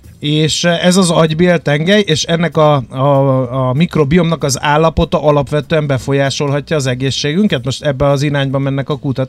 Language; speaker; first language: Hungarian; native; Hungarian